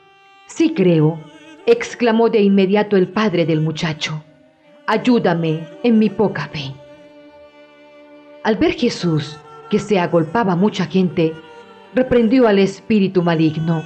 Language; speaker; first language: Spanish; native; Spanish